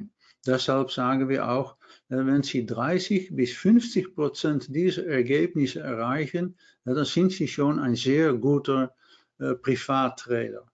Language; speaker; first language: German; non-native, learner; Dutch